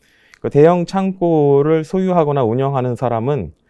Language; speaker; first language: Korean; native; Korean